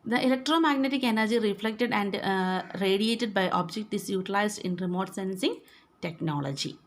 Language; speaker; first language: English; non-native, local second language; Malayalam